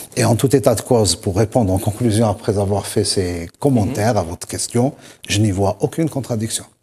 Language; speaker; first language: French; non-native, local second language; Kabyle